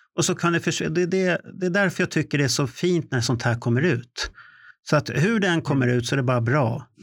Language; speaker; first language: Swedish; native; Swedish